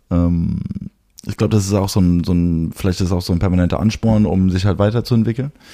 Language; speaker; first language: German; early bilingual, heritage; German